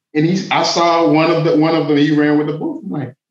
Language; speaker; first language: English; native; English